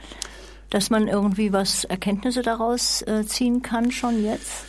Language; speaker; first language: German; native; German